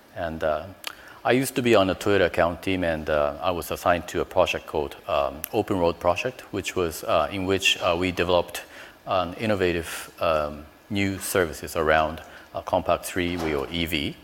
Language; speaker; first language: English; non-native, fluent; Japanese